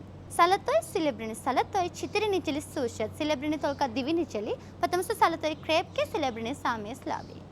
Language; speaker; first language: Russian; non-native, learner; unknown